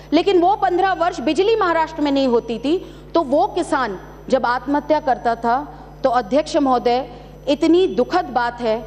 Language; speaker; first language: Hindi; non-native, local second language; Marathi